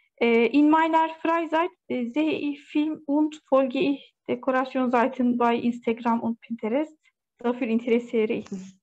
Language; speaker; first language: German; non-native, learner; Turkish